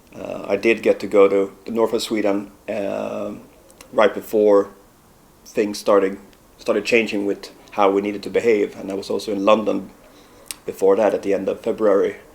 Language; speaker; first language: English; non-native, fluent; Swedish